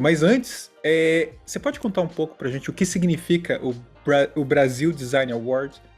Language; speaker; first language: Portuguese; native; Portuguese